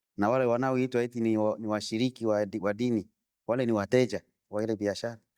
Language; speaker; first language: Swahili; non-native, local second language; Bembe